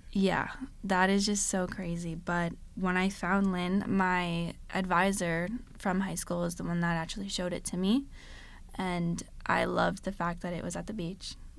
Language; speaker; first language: English; native; English